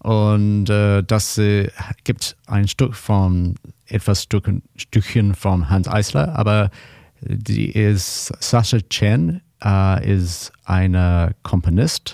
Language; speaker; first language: German; non-native, learner; English